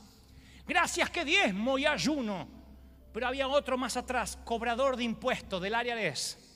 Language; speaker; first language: Spanish; native; Spanish